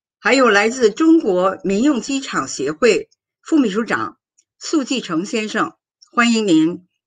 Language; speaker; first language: Chinese; native; Chinese